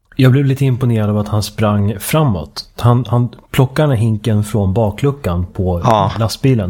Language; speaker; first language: Swedish; native; Swedish